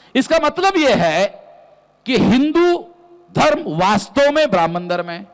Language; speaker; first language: Hindi; non-native, local second language; Marathi